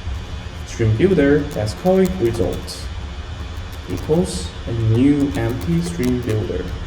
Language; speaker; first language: English; non-native, fluent; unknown